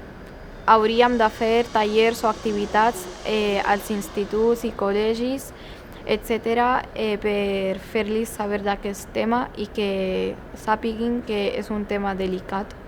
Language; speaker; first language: Catalan; early bilingual, other home language; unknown